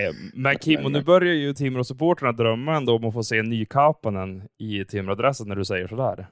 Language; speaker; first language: Swedish; native; Swedish